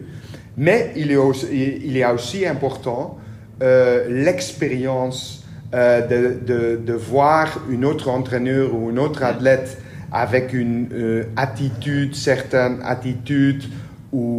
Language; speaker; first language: French; non-native, learner; Dutch